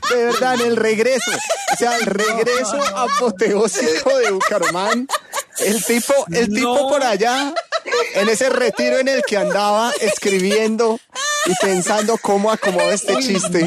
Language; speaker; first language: Spanish; native; Spanish